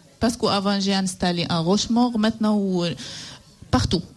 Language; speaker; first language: French; non-native, learner; Arabic